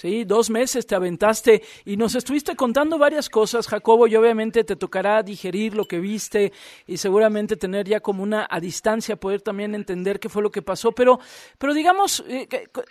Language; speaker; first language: Spanish; native; Spanish